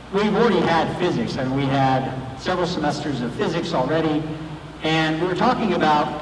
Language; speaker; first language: English; native; English